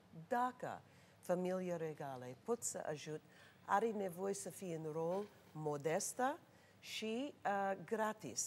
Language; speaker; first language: Romanian; non-native, learner; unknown